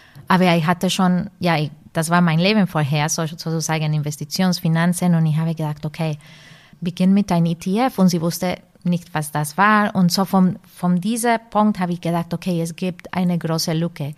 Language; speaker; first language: German; non-native, fluent; Spanish